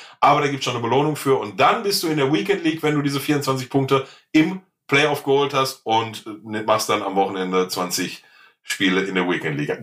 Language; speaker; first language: German; native; German